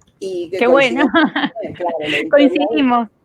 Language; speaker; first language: Spanish; native; Spanish